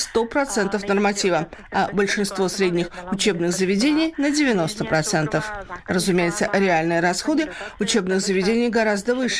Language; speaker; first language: Russian; native; Russian